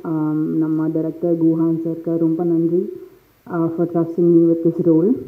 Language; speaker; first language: Tamil; non-native, fluent; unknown